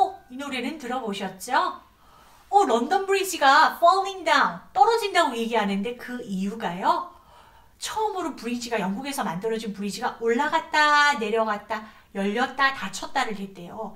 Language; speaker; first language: Korean; native; Korean